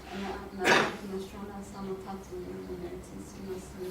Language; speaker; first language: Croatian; non-native, learner; English